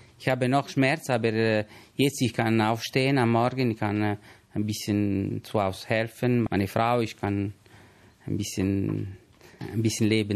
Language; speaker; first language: German; non-native, local second language; Italian